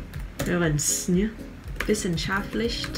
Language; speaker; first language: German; non-native, fluent; Vietnamese